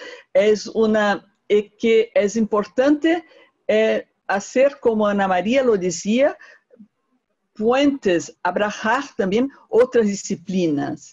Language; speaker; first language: Spanish; non-native, fluent; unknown